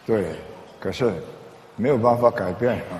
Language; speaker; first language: Chinese; non-native, local second language; English